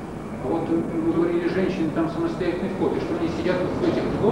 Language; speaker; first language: Russian; native; Russian